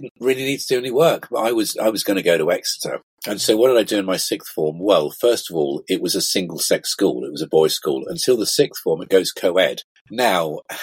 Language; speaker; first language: English; native; English